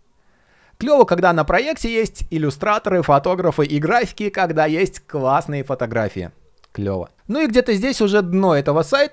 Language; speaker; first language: Russian; native; Russian